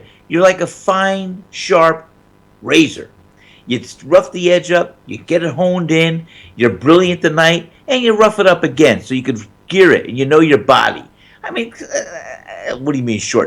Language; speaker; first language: English; native; English